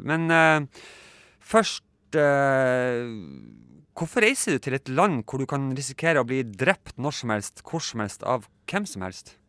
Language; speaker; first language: Norwegian; native; Norwegian